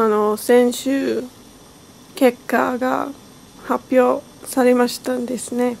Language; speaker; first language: Japanese; non-native, learner; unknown